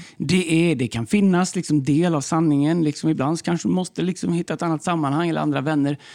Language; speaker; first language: Swedish; native; Swedish